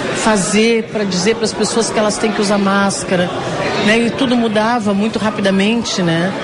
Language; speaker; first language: Portuguese; native; Portuguese